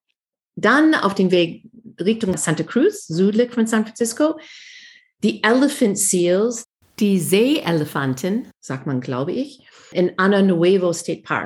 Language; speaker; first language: German; non-native, fluent; English